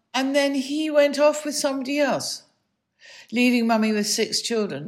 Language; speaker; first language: English; native; English